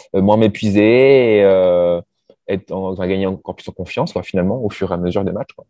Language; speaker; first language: French; native; French